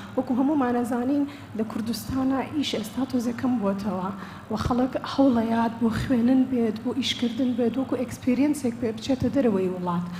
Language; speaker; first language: Central Kurdish; early bilingual, heritage; Central Kurdish